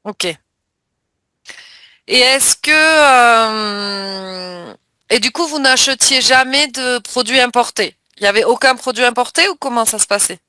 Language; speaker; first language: French; native; French